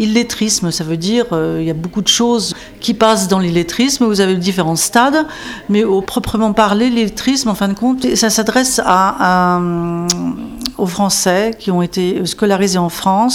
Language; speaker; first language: French; native; French